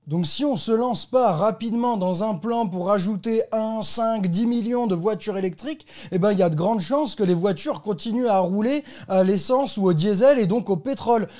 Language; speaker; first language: French; native; French